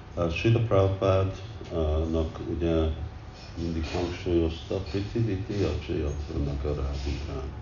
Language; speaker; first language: Hungarian; early bilingual, heritage; Hungarian